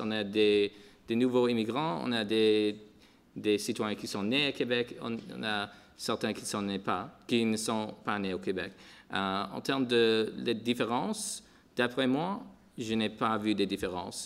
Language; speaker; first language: French; non-native, local second language; English